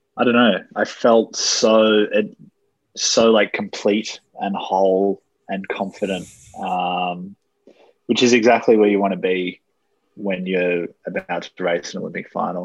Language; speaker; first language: English; native; English